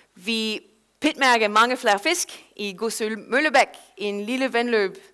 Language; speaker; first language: Danish; non-native, fluent; English